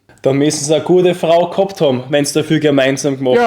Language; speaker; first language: German; native; German